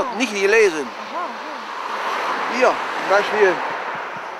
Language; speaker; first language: German; native; German